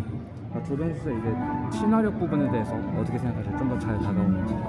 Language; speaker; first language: Korean; native; Korean